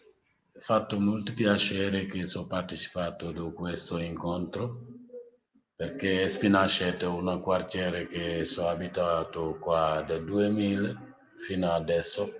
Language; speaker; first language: Italian; non-native, learner; Wolof